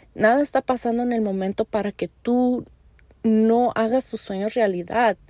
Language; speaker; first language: Spanish; early bilingual, heritage; Spanish